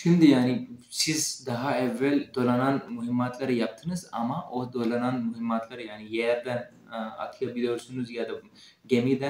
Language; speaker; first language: Turkish; non-native, fluent; Urdu